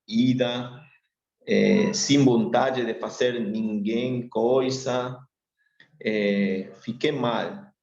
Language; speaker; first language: Portuguese; non-native, learner; Spanish